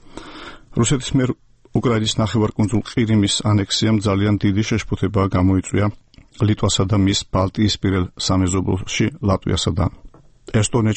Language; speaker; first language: Georgian; native; Georgian